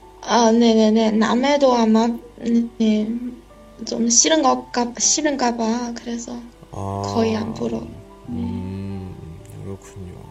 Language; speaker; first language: Korean; non-native, learner; Chinese